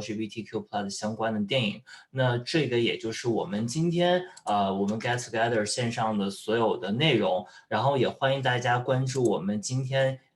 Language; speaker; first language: Chinese; native; Chinese